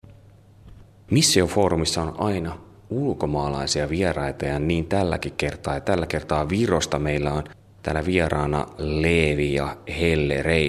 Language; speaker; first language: Finnish; native; Finnish